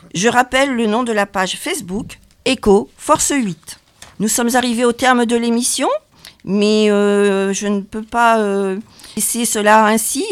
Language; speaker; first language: French; native; French